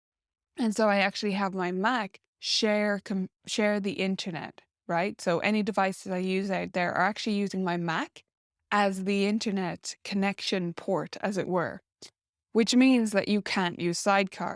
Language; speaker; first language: English; native; English